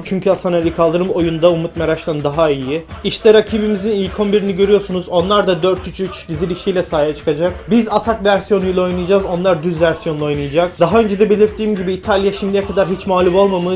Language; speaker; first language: Turkish; native; Turkish